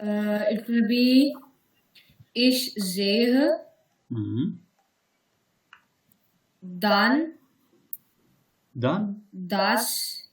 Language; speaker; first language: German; non-native, learner; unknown